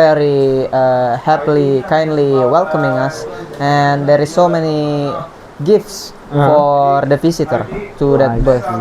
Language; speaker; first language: English; non-native, learner; Indonesian